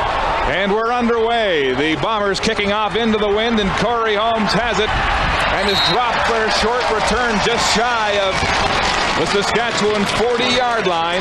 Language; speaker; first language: English; native; English